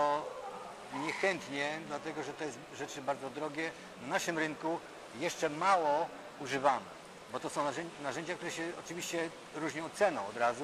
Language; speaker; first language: Polish; native; Polish